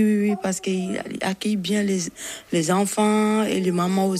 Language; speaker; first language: French; non-native, learner; Bambara